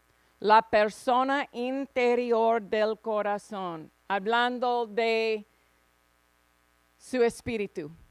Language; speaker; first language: Spanish; non-native, fluent; English